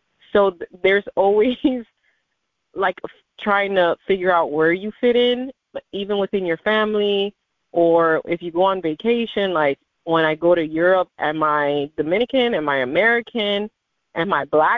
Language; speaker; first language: English; native; English